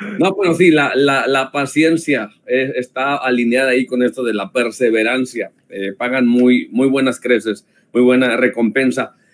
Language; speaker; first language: Spanish; native; Spanish